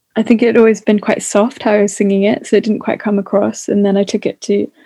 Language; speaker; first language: English; native; English